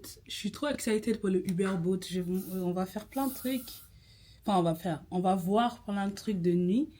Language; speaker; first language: French; native; French